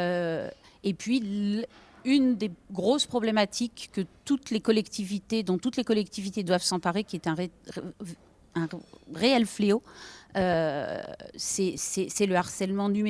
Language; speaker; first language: French; native; French